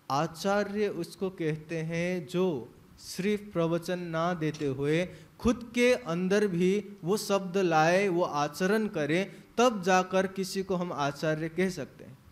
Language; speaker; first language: Hindi; native; Hindi